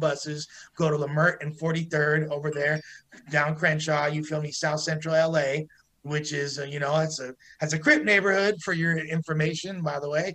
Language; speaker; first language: English; native; English